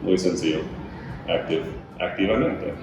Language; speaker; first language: Spanish; non-native, fluent; English